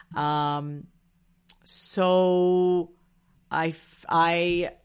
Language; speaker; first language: English; early bilingual, other home language; Hindi